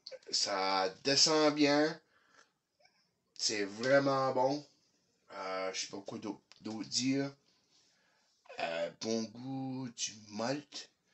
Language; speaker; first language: French; early bilingual, heritage; French